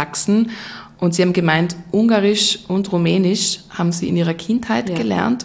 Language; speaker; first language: German; native; German